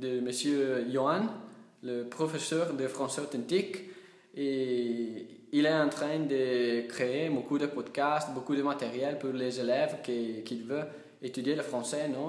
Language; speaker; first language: French; non-native, learner; Italian